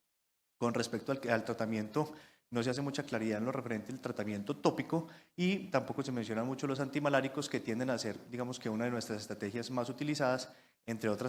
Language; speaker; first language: Spanish; native; Spanish